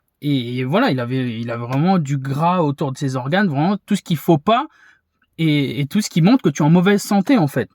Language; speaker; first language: French; native; French